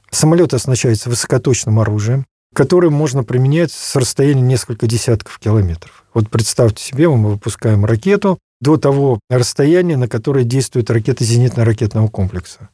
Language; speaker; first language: Russian; native; Russian